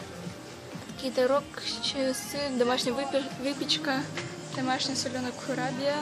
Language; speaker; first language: Russian; native; Russian